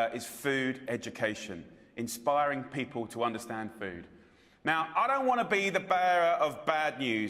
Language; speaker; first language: English; native; English